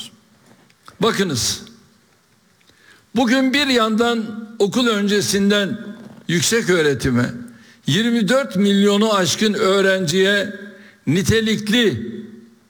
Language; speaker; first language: Turkish; native; Turkish